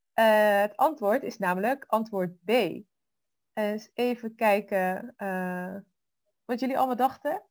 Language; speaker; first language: Dutch; native; Dutch